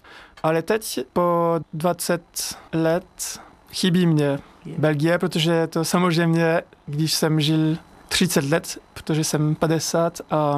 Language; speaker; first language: Czech; non-native, learner; French